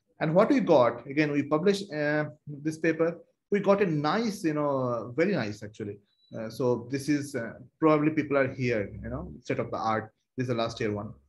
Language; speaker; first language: English; non-native, local second language; Bangla